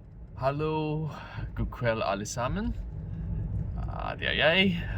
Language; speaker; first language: Norwegian; non-native, learner; Japanese